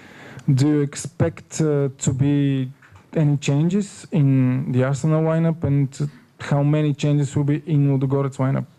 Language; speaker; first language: English; non-native, fluent; Bulgarian